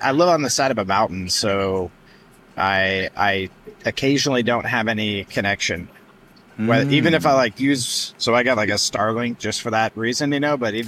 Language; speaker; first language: English; native; English